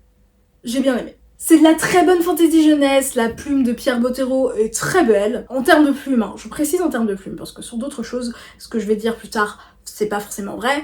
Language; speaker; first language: French; native; French